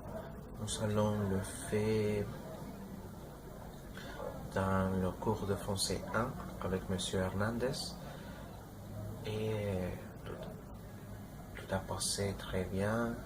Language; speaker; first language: French; non-native, learner; Spanish